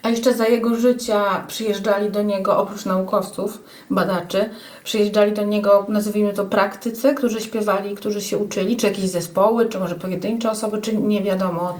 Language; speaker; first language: Polish; native; Polish